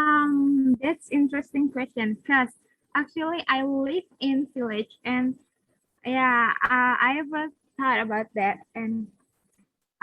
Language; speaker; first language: English; non-native, learner; Indonesian